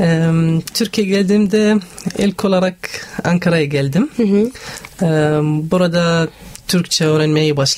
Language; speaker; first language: Turkish; non-native, learner; Arabic